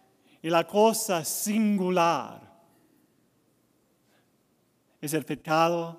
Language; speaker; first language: Spanish; non-native, learner; English